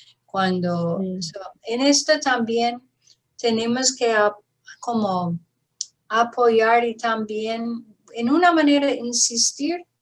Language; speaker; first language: Spanish; non-native, fluent; English